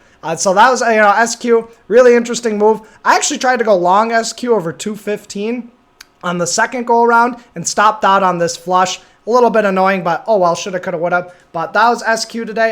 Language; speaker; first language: English; native; English